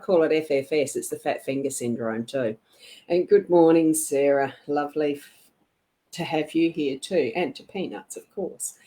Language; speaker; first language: English; native; English